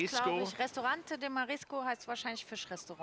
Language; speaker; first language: German; native; German